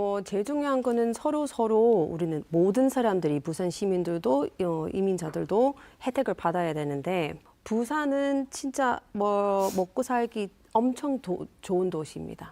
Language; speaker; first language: Korean; non-native, fluent; English